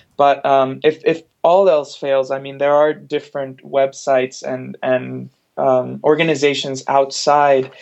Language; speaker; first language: English; non-native, fluent; Spanish